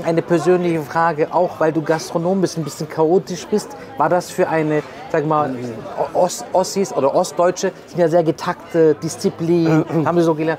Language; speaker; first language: German; native; German